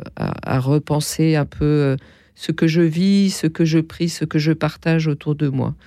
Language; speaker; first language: French; native; French